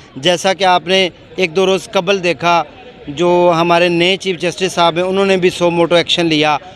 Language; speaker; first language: Urdu; non-native, local second language; Punjabi